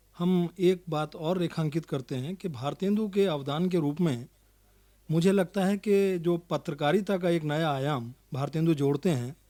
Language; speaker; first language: Hindi; native; Hindi